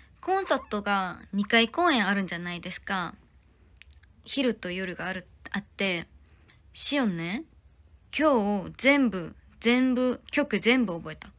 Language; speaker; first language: Japanese; non-native, fluent; Korean